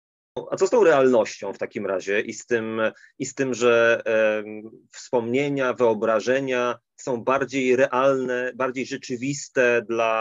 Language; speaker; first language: Polish; native; Polish